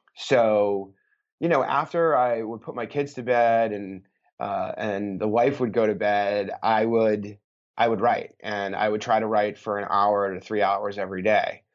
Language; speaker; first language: English; native; English